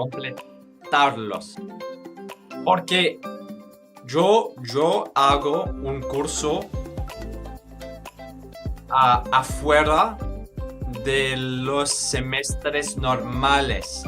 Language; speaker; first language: Spanish; non-native, learner; English